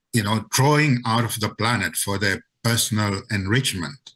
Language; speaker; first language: English; non-native, fluent; Seselwa Creole French